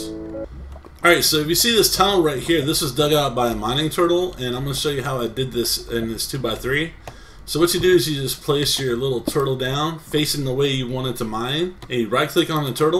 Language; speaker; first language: English; native; English